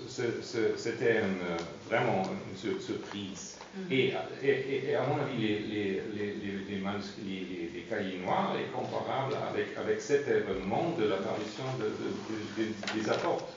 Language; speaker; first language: French; non-native, fluent; German